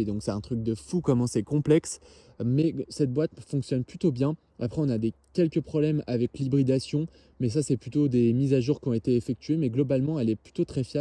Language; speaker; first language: French; native; French